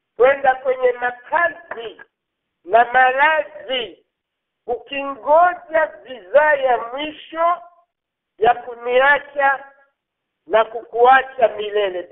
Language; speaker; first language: Swahili; non-native, local second language; Rundi